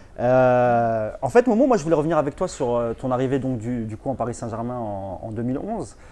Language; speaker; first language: French; native; French